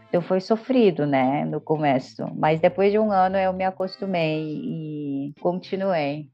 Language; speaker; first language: Portuguese; non-native, fluent; Korean